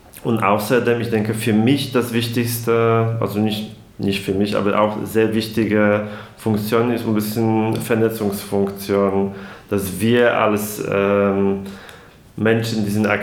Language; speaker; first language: German; non-native, fluent; Polish